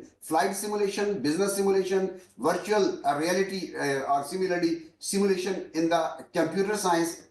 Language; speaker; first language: English; non-native, local second language; Urdu